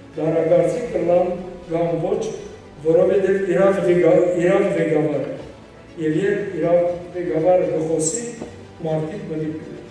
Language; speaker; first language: Armenian; native; Armenian